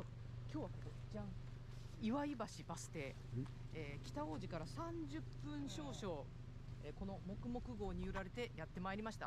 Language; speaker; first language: Japanese; native; Japanese